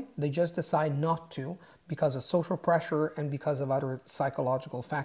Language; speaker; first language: English; non-native, fluent; Italian